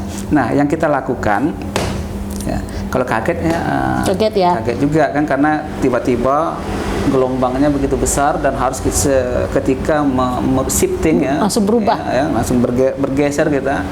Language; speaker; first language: Indonesian; native; Indonesian